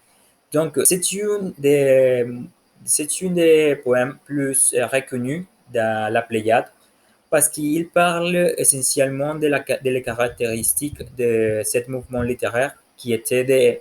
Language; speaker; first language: French; non-native, learner; Spanish